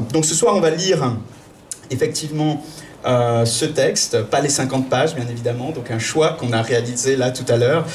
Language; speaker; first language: French; native; French